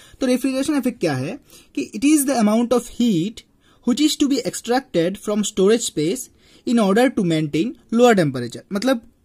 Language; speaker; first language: Hindi; native; Hindi